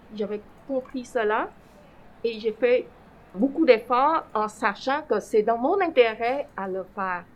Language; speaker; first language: French; non-native, fluent; Vietnamese